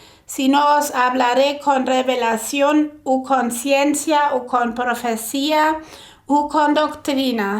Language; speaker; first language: Spanish; non-native, fluent; German